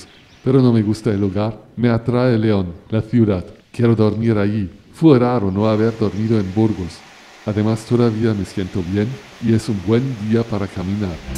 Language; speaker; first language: Spanish; non-native, fluent; German